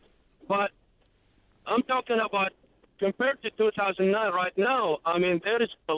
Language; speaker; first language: English; non-native, fluent; Arabic